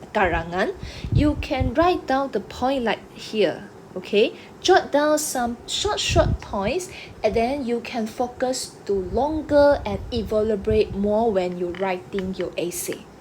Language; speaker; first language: English; non-native, local second language; Malay